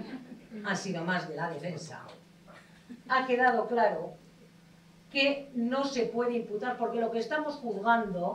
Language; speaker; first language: Spanish; native; Spanish